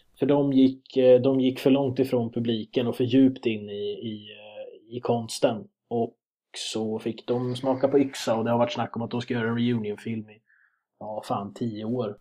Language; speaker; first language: Swedish; native; Swedish